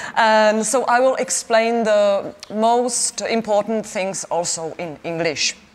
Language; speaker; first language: English; non-native, fluent; Czech